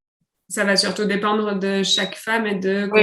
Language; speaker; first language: French; native; French